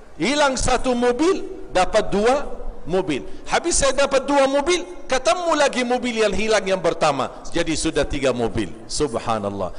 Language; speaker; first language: Malay; non-native, fluent; Arabic